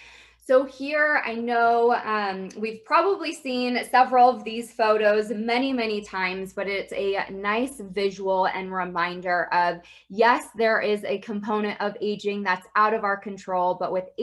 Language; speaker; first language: English; native; English